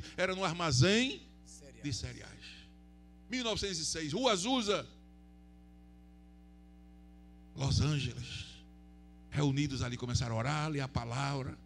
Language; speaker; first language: Portuguese; native; Portuguese